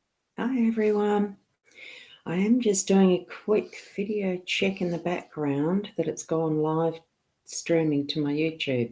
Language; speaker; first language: English; native; English